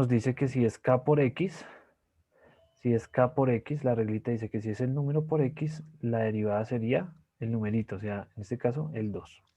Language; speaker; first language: Spanish; native; Spanish